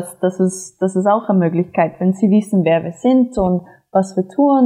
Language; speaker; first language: German; non-native, fluent; English